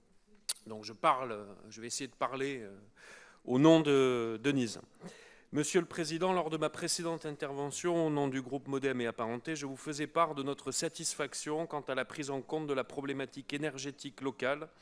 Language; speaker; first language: French; native; French